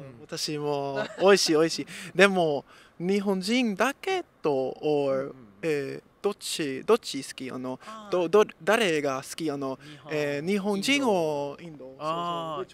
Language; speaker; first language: Japanese; non-native, learner; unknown